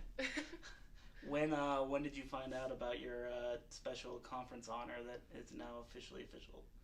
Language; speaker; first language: English; native; English